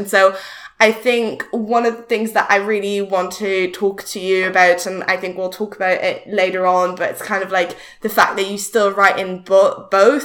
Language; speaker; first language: English; non-native, fluent; French